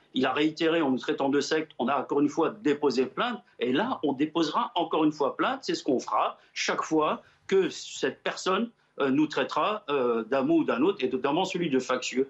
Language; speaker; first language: French; native; French